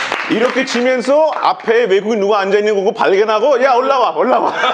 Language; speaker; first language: Korean; non-native, fluent; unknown